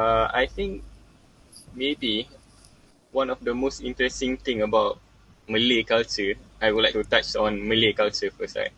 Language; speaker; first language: English; non-native, local second language; Malay